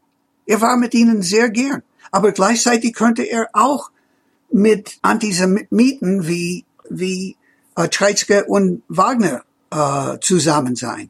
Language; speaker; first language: German; non-native, fluent; English